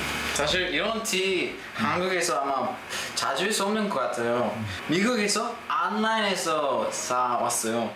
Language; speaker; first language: Korean; non-native, learner; English